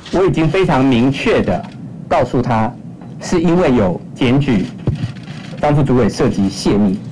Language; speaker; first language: Chinese; native; Chinese